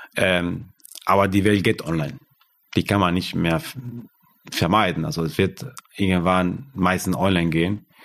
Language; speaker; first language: German; non-native, fluent; Spanish